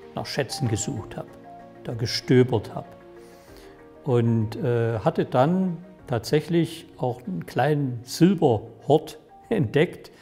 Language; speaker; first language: German; native; German